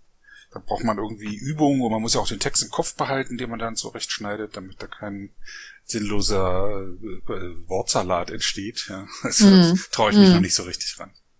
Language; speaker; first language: German; native; German